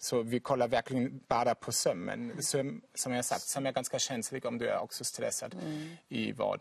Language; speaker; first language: Swedish; non-native, fluent; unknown